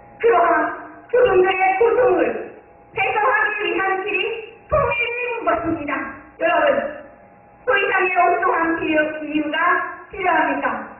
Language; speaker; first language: Korean; non-native, fluent; Japanese